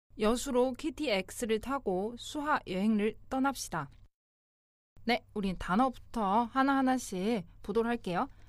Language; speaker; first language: Korean; non-native, fluent; Chinese